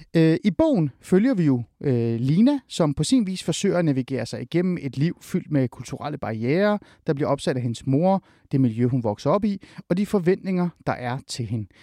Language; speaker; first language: Danish; early bilingual, other home language; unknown